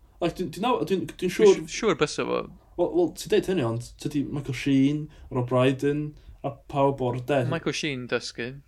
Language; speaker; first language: Welsh; native; Welsh